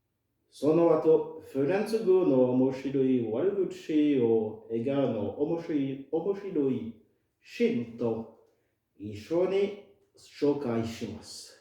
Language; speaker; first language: Japanese; non-native, fluent; French